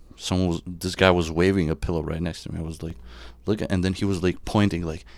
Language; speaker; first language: English; non-native, fluent; Serbian